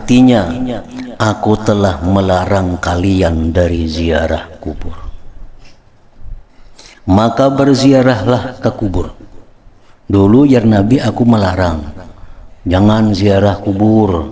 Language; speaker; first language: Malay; non-native, local second language; Banjar